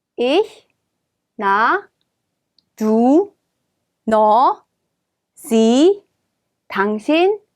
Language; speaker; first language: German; non-native, fluent; Korean